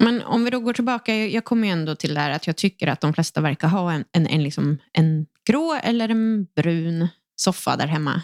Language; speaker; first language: Swedish; native; Swedish